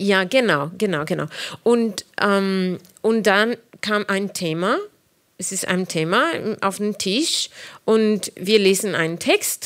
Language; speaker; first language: German; non-native, fluent; Spanish